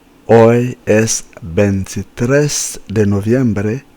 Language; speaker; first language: Spanish; non-native, fluent; Haitian Creole